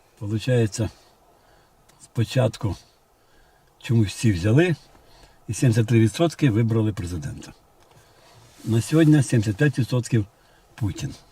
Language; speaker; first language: Ukrainian; non-native, local second language; Russian